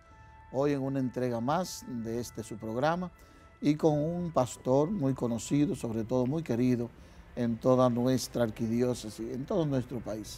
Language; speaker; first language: Spanish; native; Spanish